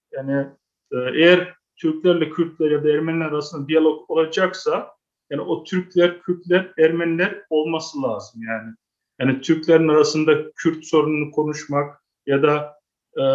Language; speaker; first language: Turkish; early bilingual, heritage; Turkish